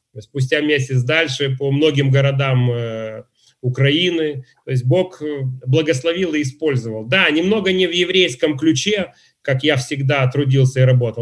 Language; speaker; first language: Russian; native; Russian